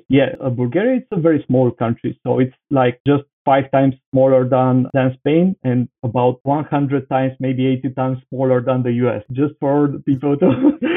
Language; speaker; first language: English; non-native, fluent; Bulgarian